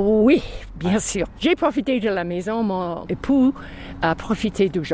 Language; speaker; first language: French; non-native, fluent; English